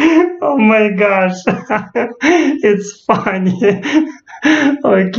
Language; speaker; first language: English; non-native, learner; Russian